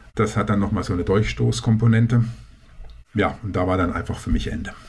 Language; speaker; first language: German; native; German